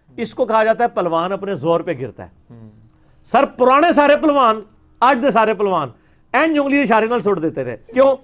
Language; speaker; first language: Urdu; non-native, local second language; Punjabi